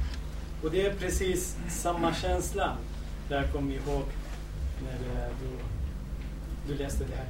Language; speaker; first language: Swedish; non-native, fluent; Kurdish